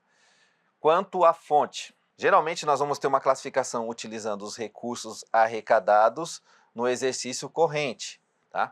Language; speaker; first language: Portuguese; native; Portuguese